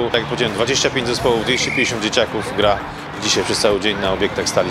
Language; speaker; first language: Polish; native; Polish